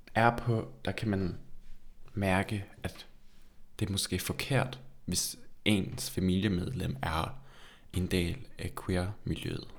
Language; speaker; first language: Danish; early bilingual, other home language; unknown